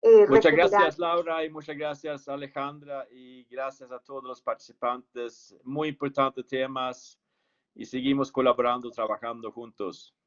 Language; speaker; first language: Spanish; non-native, fluent; Swedish